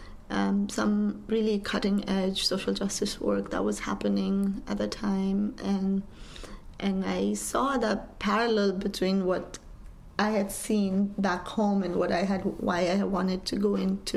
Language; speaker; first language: English; non-native, local second language; Nepali